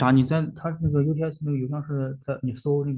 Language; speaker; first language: Chinese; native; Chinese